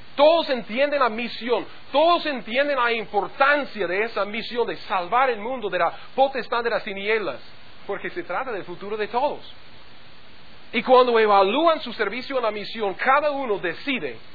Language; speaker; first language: Spanish; non-native, fluent; English